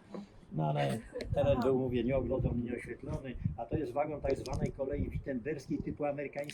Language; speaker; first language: Polish; native; Polish